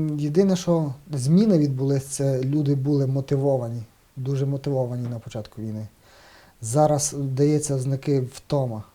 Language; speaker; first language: Ukrainian; native; Ukrainian